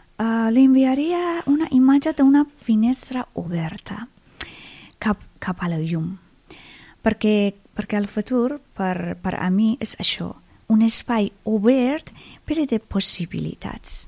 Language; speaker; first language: Catalan; non-native, fluent; Persian